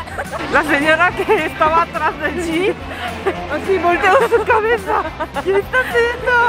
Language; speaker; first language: Spanish; non-native, learner; Korean